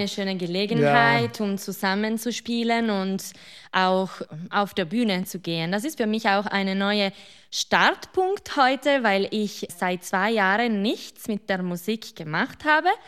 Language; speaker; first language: German; non-native, local second language; Italian